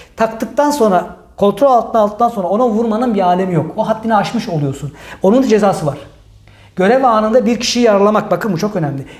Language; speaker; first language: Turkish; early bilingual, heritage; Turkish